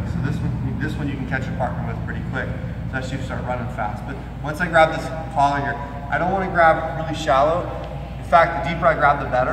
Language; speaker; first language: English; native; English